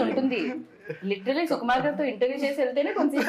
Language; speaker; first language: Telugu; native; Telugu